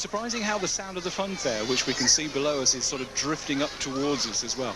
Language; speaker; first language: English; native; English